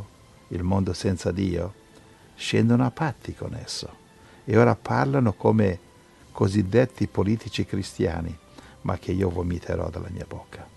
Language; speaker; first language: Italian; native; Italian